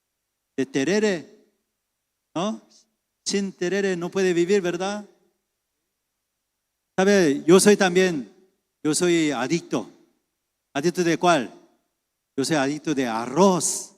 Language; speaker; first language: Spanish; non-native, fluent; Korean